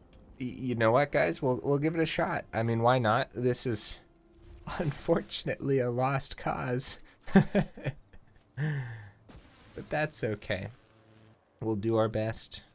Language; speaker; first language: English; native; English